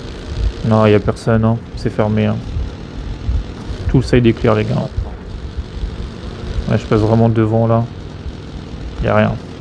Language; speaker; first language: French; native; French